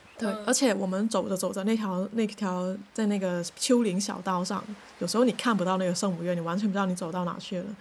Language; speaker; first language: Chinese; non-native, local second language; Cantonese